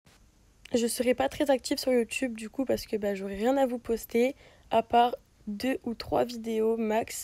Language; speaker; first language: French; native; French